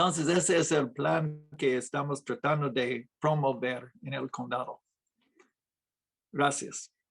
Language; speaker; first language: Spanish; non-native, fluent; English